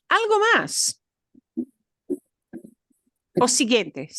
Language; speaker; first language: Spanish; non-native, fluent; English